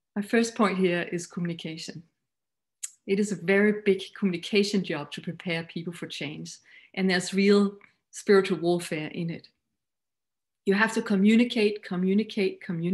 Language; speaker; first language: English; non-native, fluent; Danish